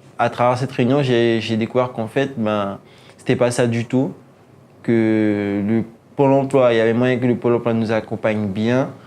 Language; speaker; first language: French; native; French